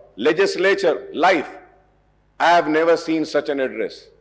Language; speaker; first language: English; non-native, local second language; Urdu